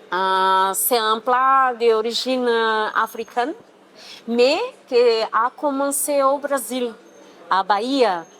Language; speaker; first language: French; non-native, learner; Portuguese